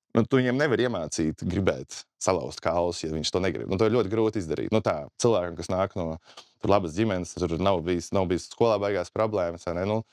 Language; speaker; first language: Latvian; native; Latvian